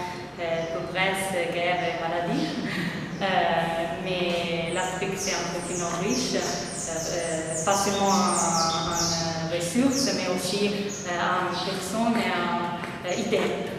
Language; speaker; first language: French; non-native, fluent; Italian